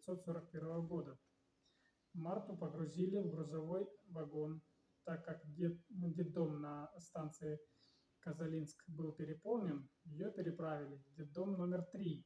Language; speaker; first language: Russian; native; Russian